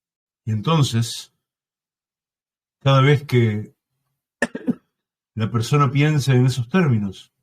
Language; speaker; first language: Spanish; native; Spanish